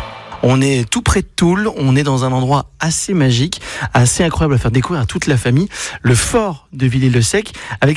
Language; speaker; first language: French; native; French